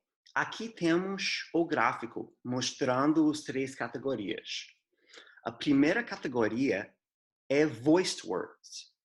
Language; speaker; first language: Portuguese; non-native, fluent; English